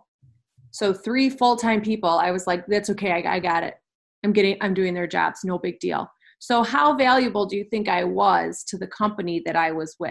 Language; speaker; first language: English; native; English